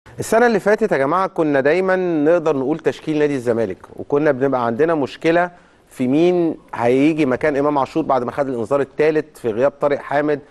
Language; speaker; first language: Arabic; native; Arabic